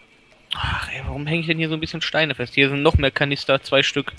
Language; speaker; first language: German; native; German